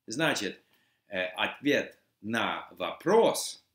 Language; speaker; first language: Russian; non-native, fluent; English